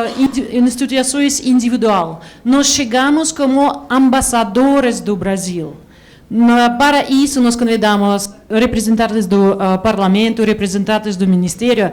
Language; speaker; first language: Portuguese; non-native, learner; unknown